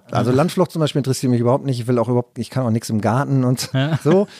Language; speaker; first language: German; native; German